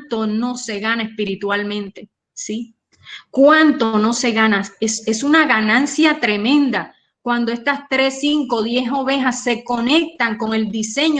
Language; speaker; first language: Spanish; native; Spanish